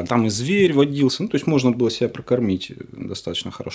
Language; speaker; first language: Russian; native; Russian